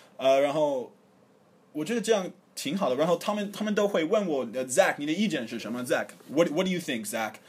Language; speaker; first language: Chinese; non-native, fluent; English